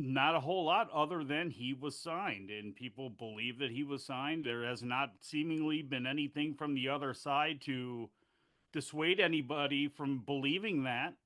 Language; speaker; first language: English; native; English